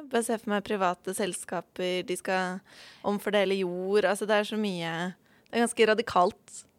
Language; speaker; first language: Norwegian; native; Norwegian